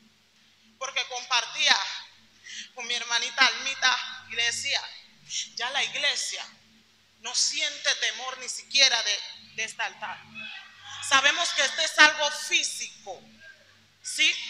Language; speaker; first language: Spanish; native; Spanish